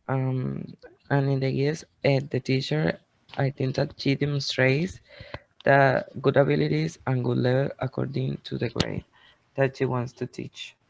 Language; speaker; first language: English; non-native, learner; Spanish